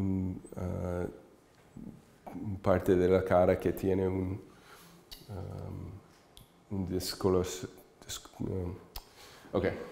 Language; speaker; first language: Spanish; early bilingual, heritage; English